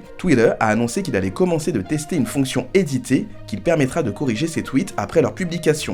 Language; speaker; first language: French; non-native, local second language; Haitian Creole